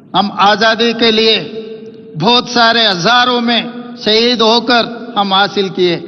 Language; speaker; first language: Hindi; non-native, local second language; Telugu